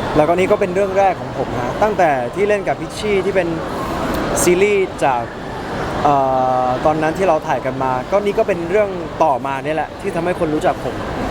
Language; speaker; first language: Thai; early bilingual, heritage; Thai